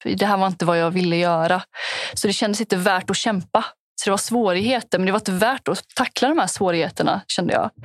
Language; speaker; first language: Swedish; early bilingual, other home language; Punjabi